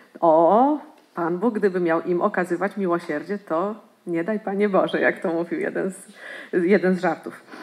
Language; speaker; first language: Polish; native; Polish